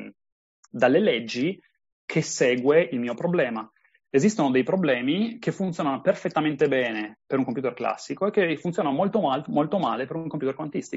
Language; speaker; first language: Italian; native; Italian